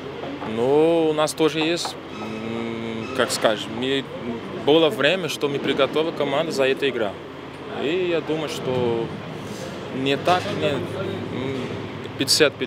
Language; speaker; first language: Russian; non-native, learner; Portuguese